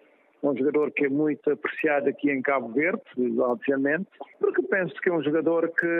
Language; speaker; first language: Portuguese; non-native, local second language; Kabuverdianu